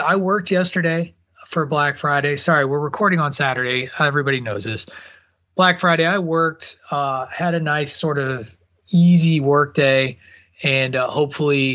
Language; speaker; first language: English; native; English